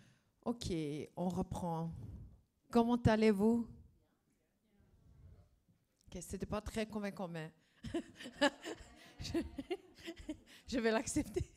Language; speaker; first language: French; non-native, fluent; German